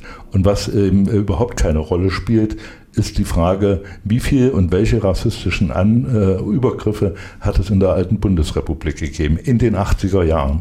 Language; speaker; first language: German; native; German